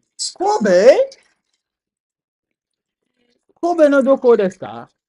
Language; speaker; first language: Japanese; non-native, learner; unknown